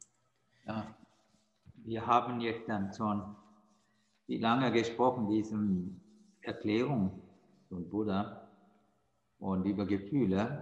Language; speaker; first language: German; non-native, fluent; Sinhala